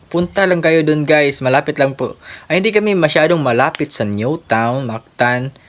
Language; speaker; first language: Filipino; non-native, local second language; Cebuano